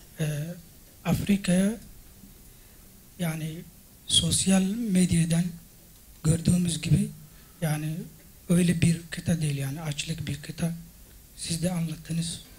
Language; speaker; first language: Turkish; non-native, fluent; Somali